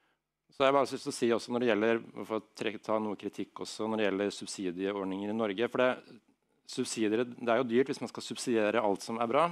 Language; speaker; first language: Norwegian; native; Norwegian